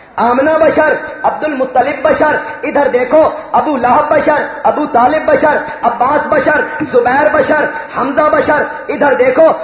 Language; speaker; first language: Urdu; non-native, local second language; Punjabi